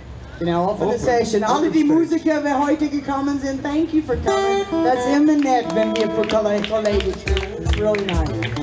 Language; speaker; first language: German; non-native, fluent; English